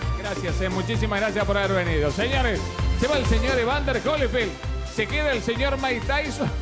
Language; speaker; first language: Spanish; native; Spanish